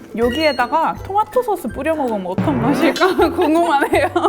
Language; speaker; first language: Korean; non-native, fluent; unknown